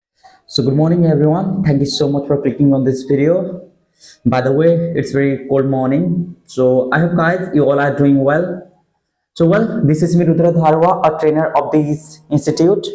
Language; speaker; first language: English; non-native, fluent; Hindi